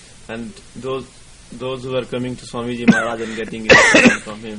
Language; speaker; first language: English; non-native, local second language; Punjabi